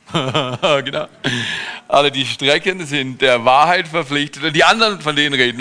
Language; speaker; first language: German; native; German